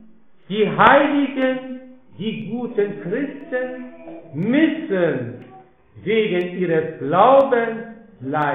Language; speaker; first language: German; non-native, fluent; Polish